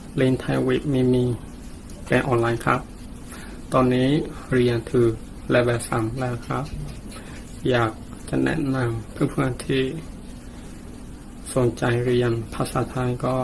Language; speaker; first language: Thai; non-native, learner; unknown